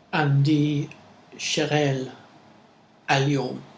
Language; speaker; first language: Arabic; non-native, learner; English